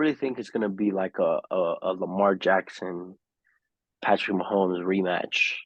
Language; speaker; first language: English; native; English